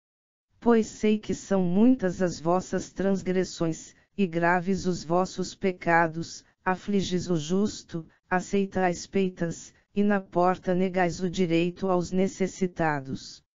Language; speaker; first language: Portuguese; native; Portuguese